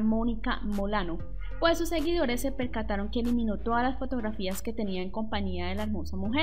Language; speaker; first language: Spanish; native; Spanish